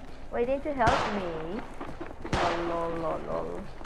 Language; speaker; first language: English; non-native, local second language; Filipino